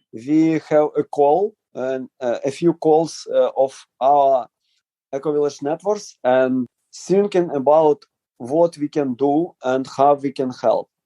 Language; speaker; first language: English; non-native, learner; Ukrainian